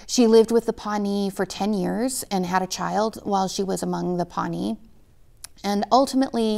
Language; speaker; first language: English; native; English